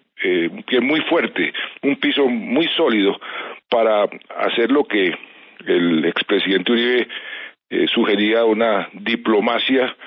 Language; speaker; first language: Spanish; native; Spanish